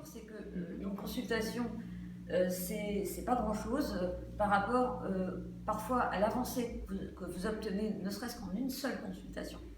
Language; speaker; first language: French; native; French